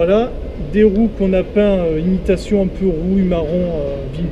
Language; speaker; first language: French; native; French